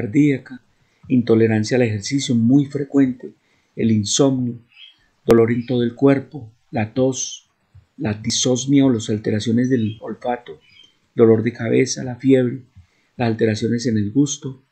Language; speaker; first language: Spanish; native; Spanish